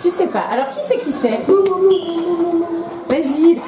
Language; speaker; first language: French; native; French